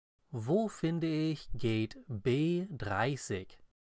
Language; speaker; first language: German; non-native, fluent; English